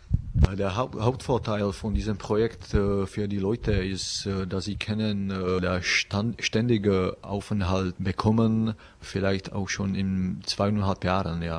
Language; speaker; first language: German; non-native, learner; Czech